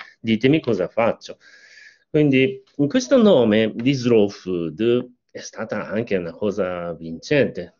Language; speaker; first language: Italian; non-native, fluent; Japanese